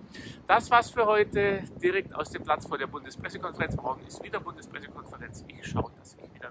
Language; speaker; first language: German; native; German